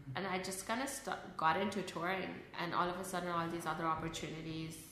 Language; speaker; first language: English; early bilingual, other home language; Urdu